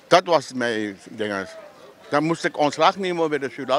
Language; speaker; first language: Dutch; non-native, local second language; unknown